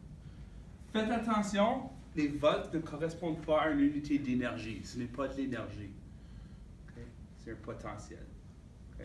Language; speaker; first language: French; native; French